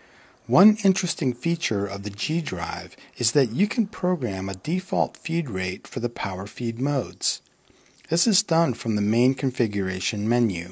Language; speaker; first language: English; native; English